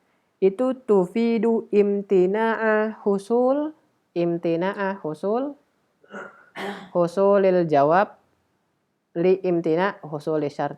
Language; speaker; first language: Arabic; non-native, fluent; Indonesian